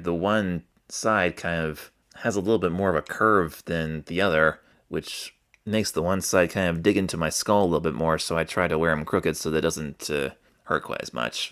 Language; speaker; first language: English; native; English